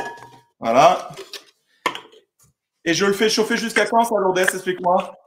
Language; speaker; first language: French; native; French